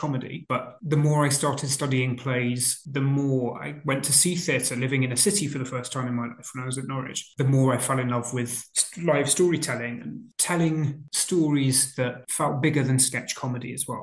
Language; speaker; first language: English; native; English